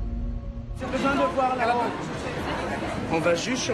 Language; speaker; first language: French; non-native, fluent; Hebrew